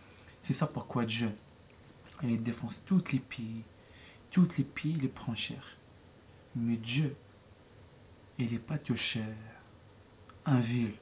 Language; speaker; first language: French; non-native, learner; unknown